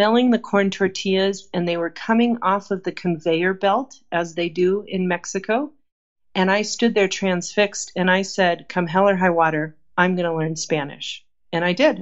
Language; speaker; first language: English; native; English